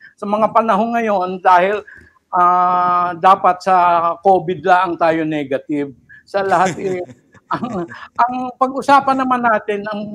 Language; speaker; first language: Filipino; native; Filipino